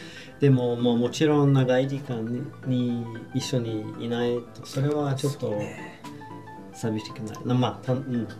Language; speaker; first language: Japanese; non-native, fluent; Swedish